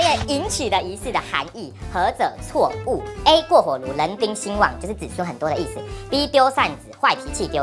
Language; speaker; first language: Chinese; native; Chinese